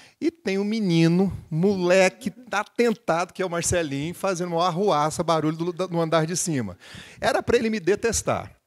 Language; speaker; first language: Portuguese; native; Portuguese